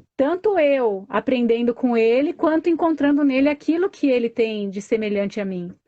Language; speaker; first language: Portuguese; native; Portuguese